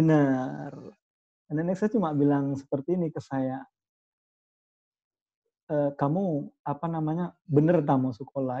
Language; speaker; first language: Indonesian; non-native, local second language; Madurese